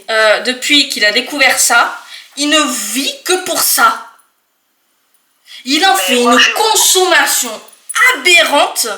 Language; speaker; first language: French; native; French